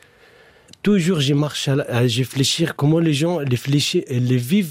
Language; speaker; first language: French; non-native, learner; Arabic